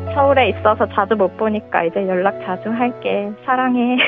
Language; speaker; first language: Korean; native; Korean